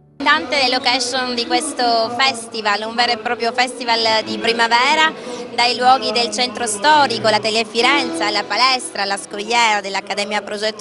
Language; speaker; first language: Italian; native; Italian